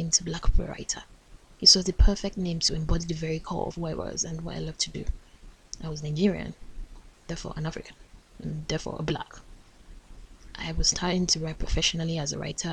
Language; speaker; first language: English; non-native, local second language; Yoruba